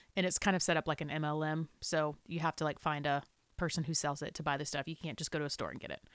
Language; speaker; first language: English; native; English